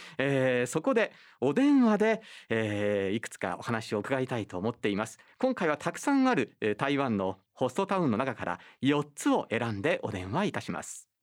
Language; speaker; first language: Japanese; native; Japanese